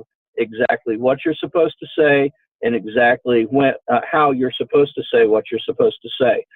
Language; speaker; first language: English; native; English